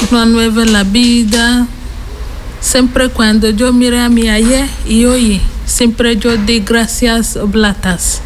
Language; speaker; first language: Spanish; non-native, learner; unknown